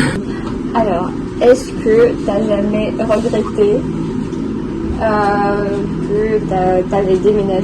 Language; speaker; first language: French; non-native, fluent; Russian